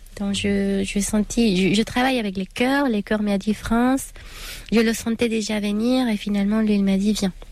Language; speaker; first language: French; non-native, fluent; Spanish